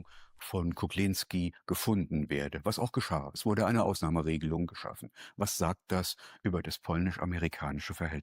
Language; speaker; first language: German; native; German